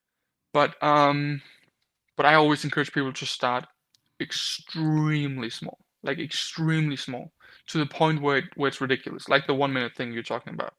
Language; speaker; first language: English; non-native, fluent; Danish